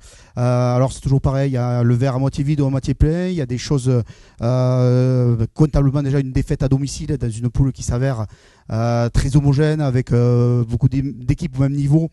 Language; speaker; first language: French; native; French